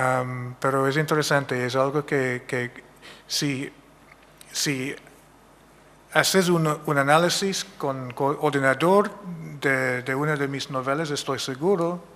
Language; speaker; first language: Spanish; non-native, fluent; English